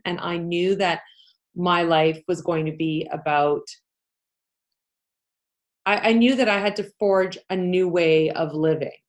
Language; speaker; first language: English; early bilingual, other home language; Polish